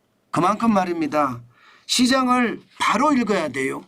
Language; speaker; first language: Korean; native; Korean